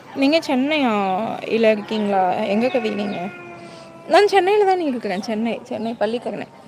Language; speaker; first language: Tamil; non-native, local second language; Telugu